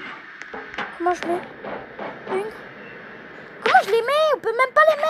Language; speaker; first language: French; native; French